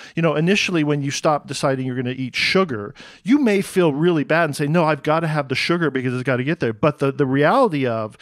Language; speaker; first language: English; native; English